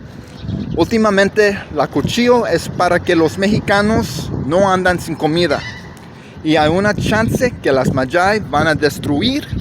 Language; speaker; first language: Spanish; early bilingual, heritage; English